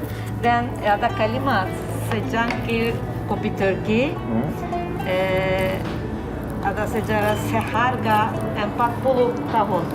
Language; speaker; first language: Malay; non-native, fluent; Turkish